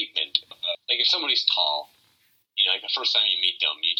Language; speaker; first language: English; native; English